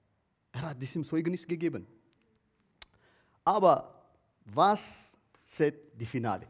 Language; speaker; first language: German; non-native, learner; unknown